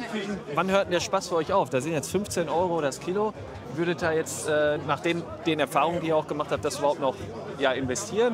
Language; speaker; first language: German; native; German